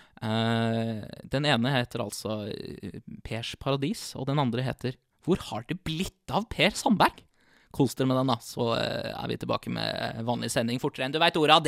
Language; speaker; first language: Norwegian; native; Norwegian